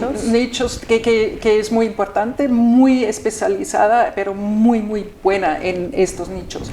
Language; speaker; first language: Spanish; non-native, fluent; German